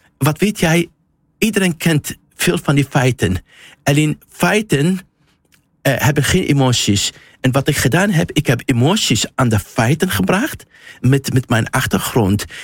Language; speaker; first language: Dutch; non-native, fluent; Arabic